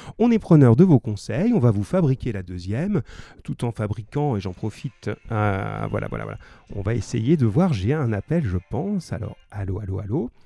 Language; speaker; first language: French; native; French